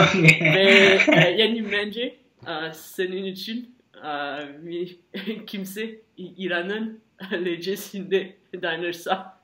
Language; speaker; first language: Azerbaijani; non-native, learner; French